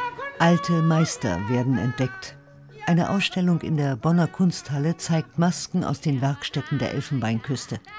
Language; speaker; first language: German; native; German